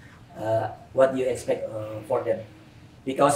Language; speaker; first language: English; non-native, learner; Indonesian